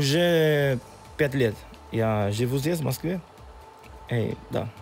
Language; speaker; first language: Russian; non-native, learner; Spanish